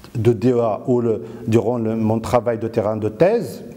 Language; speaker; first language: French; non-native, local second language; Arabic